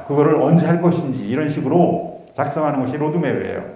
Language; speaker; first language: Korean; native; Korean